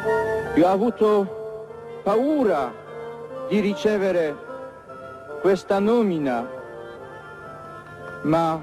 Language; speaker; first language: Italian; non-native, fluent; Polish